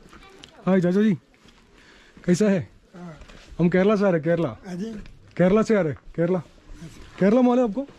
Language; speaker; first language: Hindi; non-native, local second language; Malayalam